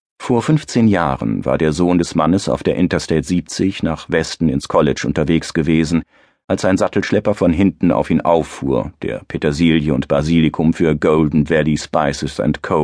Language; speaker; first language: German; native; German